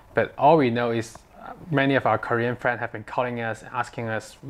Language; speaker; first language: English; non-native, fluent; Chinese